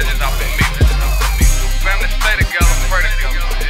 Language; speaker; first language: English; native; English